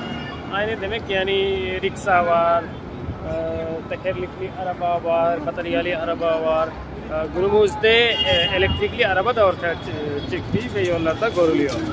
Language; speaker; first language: Turkish; non-native, fluent; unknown